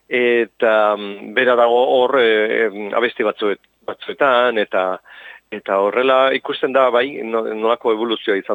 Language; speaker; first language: Basque; non-native, local second language; Spanish